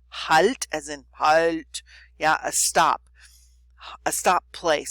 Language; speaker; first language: German; non-native, fluent; English